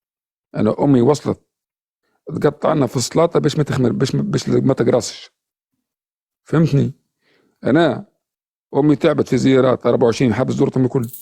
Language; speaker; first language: Arabic; native; Arabic